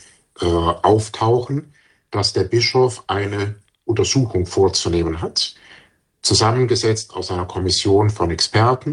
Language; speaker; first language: German; native; German